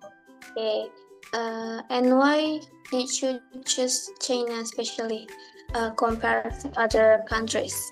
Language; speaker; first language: English; non-native, learner; Indonesian